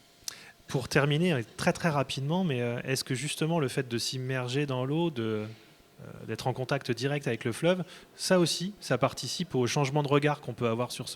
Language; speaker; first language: French; native; French